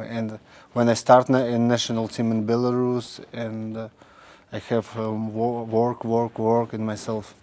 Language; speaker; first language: English; non-native, learner; Russian